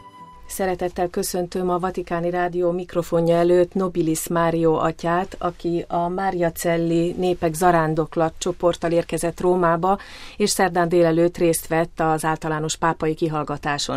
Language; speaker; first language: Hungarian; native; Hungarian